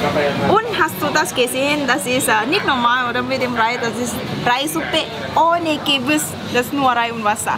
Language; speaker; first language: German; non-native, learner; Thai